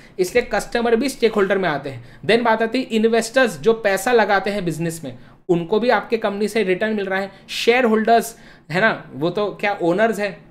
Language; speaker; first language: Hindi; native; Hindi